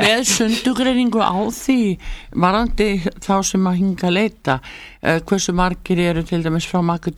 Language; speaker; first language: Icelandic; native; Icelandic